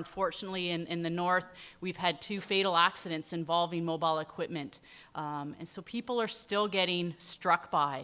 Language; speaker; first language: English; native; English